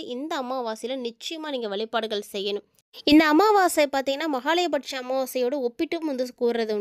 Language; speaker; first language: Tamil; native; Tamil